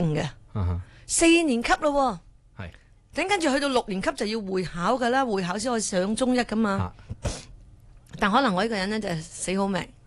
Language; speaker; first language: Cantonese; early bilingual, heritage; Cantonese